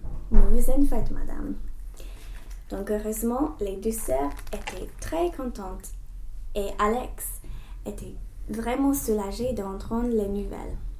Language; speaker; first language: French; non-native, learner; English